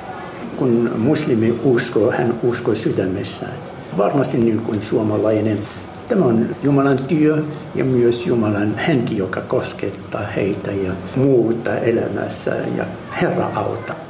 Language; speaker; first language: Finnish; non-native, learner; Arabic